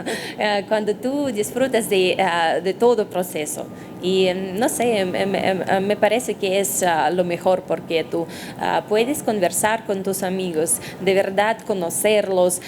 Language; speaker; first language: Spanish; non-native, fluent; Russian